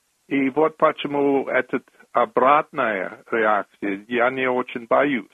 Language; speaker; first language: Russian; non-native, fluent; English